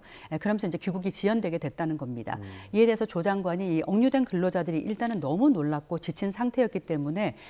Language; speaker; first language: Korean; native; Korean